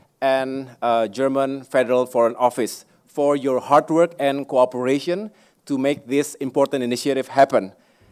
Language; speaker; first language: English; non-native, fluent; Indonesian